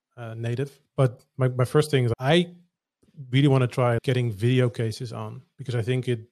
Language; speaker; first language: English; non-native, fluent; Dutch